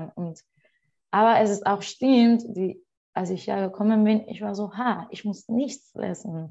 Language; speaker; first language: German; non-native, learner; Spanish